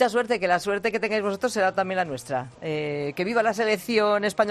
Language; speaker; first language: Spanish; native; Spanish